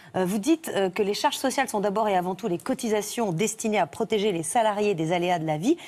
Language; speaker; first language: French; native; French